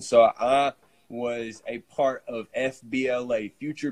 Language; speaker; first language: English; native; English